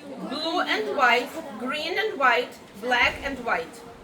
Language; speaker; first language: English; non-native, fluent; Ukrainian